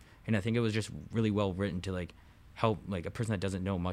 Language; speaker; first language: English; native; English